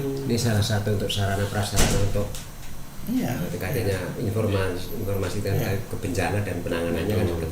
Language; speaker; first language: Indonesian; native; Indonesian